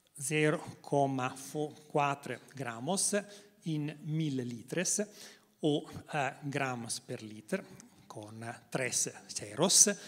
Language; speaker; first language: Spanish; non-native, learner; Italian